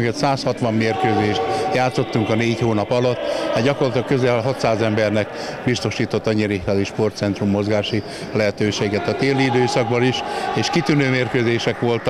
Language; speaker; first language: Hungarian; native; Hungarian